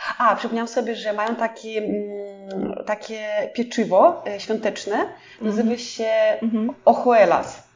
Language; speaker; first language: Polish; non-native, fluent; Russian